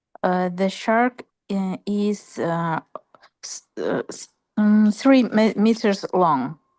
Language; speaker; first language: English; non-native, learner; Russian